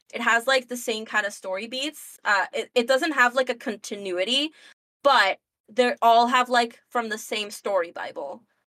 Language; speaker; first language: English; early bilingual, other home language; Spanish